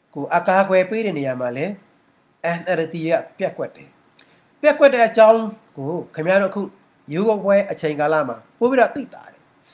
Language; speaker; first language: Burmese; non-native, local second language; Mon